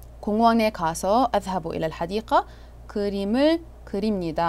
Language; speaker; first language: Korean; non-native, fluent; Arabic